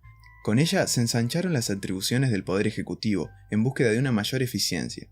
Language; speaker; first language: Spanish; native; Spanish